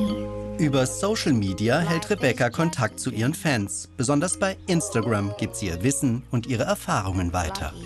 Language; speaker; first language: German; native; German